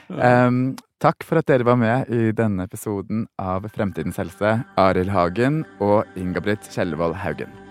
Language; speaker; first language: Norwegian; native; Norwegian